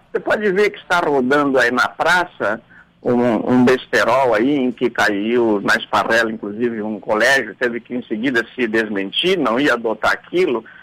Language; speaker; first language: Portuguese; native; Portuguese